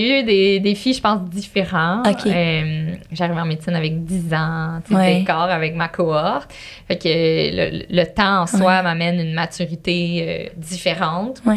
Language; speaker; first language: French; native; French